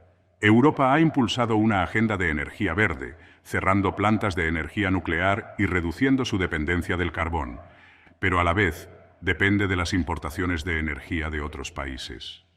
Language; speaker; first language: Spanish; native; Spanish